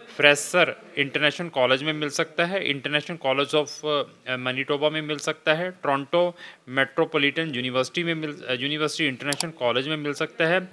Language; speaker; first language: Hindi; non-native, local second language; Punjabi